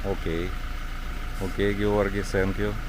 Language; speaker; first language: English; non-native, learner; Russian